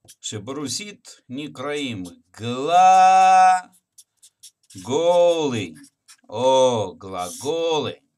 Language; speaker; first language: Hebrew; non-native, fluent; Russian